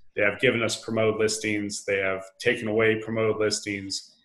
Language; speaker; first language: English; native; English